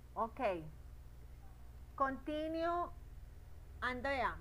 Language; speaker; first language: English; non-native, learner; Spanish